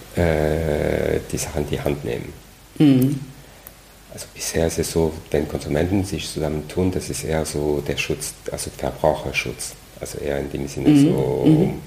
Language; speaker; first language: German; non-native, fluent; French